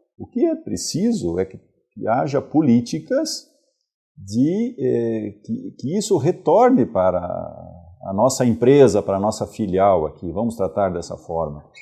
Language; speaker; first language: Portuguese; non-native, local second language; Venetian